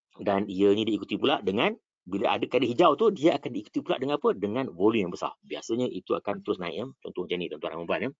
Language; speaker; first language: Malay; native; Malay